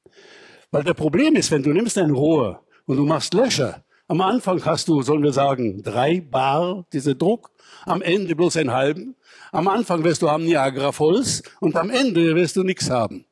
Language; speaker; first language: German; non-native, fluent; Hebrew